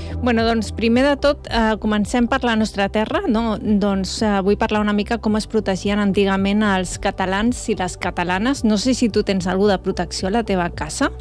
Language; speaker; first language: Catalan; non-native, local second language; Spanish